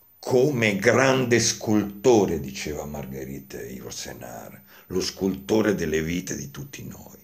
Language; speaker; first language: Italian; native; Italian